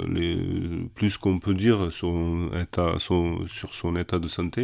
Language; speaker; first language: French; non-native, fluent; Kurdish